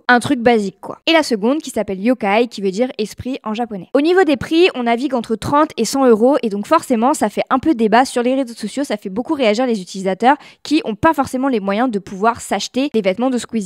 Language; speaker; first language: French; native; French